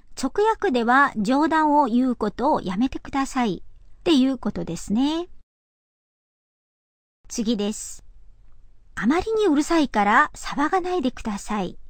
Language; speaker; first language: Japanese; non-native, fluent; Korean